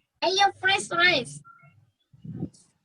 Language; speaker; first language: English; non-native, learner; Indonesian